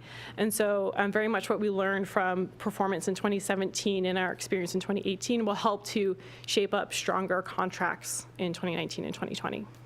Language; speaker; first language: English; native; English